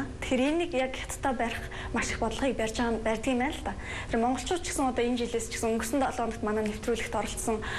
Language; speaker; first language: Mongolian; native; Mongolian